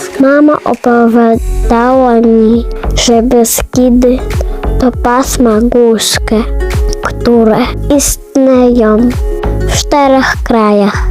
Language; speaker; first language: Polish; early bilingual, other home language; Ukrainian